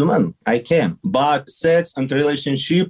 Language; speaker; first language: English; non-native, learner; Kazakh